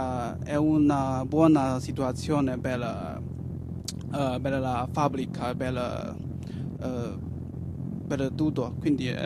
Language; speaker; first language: Italian; non-native, learner; Chinese